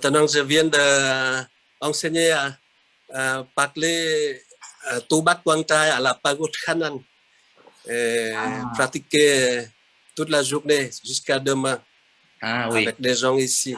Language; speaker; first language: French; non-native, fluent; Vietnamese